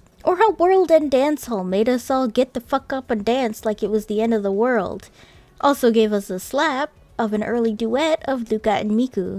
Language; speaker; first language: English; native; English